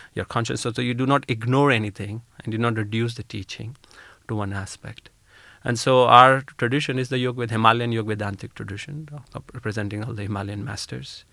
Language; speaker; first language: English; non-native, local second language; Hindi